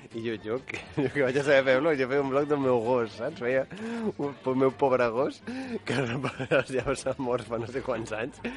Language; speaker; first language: Catalan; native; Catalan